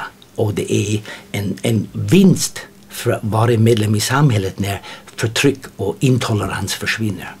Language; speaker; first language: Swedish; non-native, fluent; English